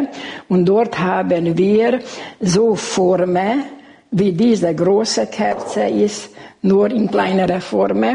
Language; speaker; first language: German; non-native, local second language; Hungarian